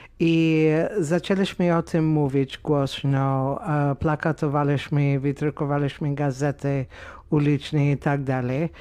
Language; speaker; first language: Polish; non-native, fluent; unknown